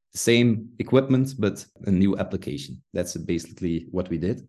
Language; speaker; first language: English; non-native, fluent; Dutch